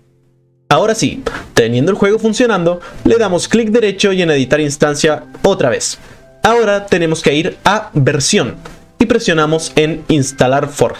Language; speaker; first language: Spanish; native; Spanish